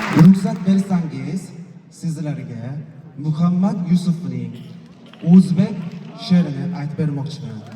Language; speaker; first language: Uzbek; non-native, fluent; Korean